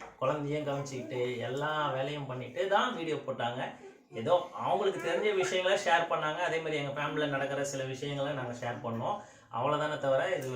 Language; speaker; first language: Tamil; native; Tamil